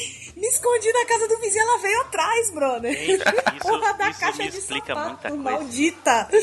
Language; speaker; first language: Portuguese; native; Portuguese